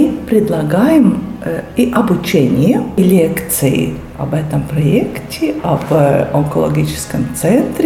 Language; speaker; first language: Russian; non-native, local second language; Latvian